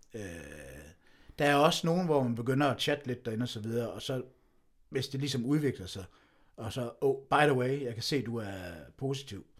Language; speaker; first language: Danish; native; Danish